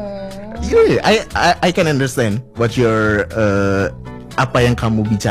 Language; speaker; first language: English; non-native, fluent; Indonesian